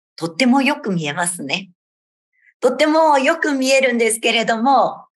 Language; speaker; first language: Japanese; native; Japanese